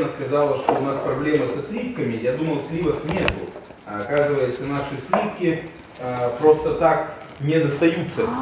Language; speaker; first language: Russian; native; Russian